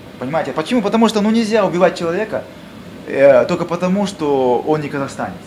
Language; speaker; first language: Russian; non-native, local second language; Kazakh